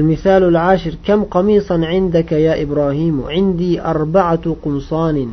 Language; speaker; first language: Arabic; non-native, fluent; Uzbek